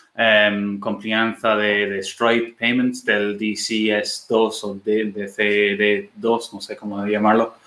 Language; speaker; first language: Spanish; non-native, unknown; English